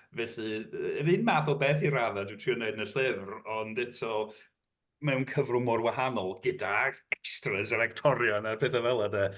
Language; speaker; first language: Welsh; non-native, fluent; English